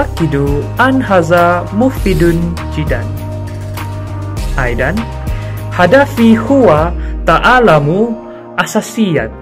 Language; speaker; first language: Arabic; non-native, learner; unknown